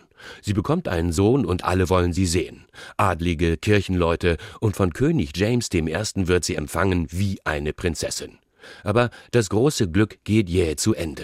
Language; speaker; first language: German; native; German